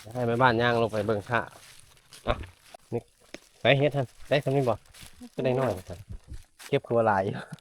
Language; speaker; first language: Thai; native; Thai